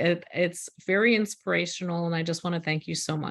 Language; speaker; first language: English; native; English